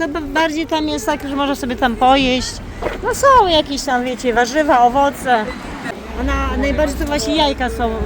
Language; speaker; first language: Polish; native; Polish